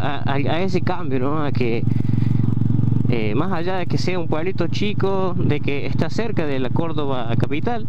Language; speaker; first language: Spanish; native; Spanish